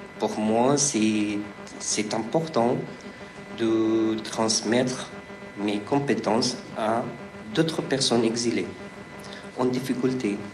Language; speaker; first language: French; non-native, fluent; Persian